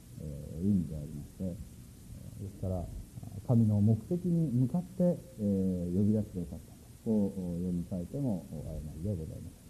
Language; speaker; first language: Japanese; native; Japanese